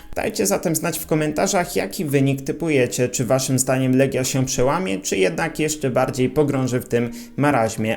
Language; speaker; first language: Polish; native; Polish